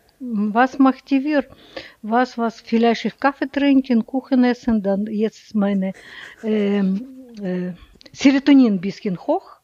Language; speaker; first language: German; non-native, learner; Russian